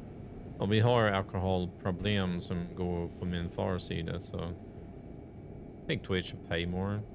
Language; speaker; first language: Swedish; non-native, fluent; English